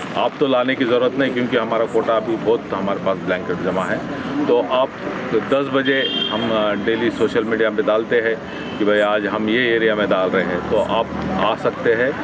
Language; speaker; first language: Hindi; non-native, local second language; Marathi